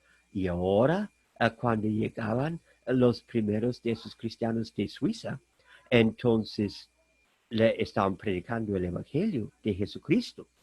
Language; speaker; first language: Spanish; non-native, fluent; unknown